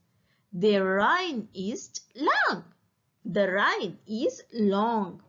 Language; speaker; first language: English; non-native, fluent; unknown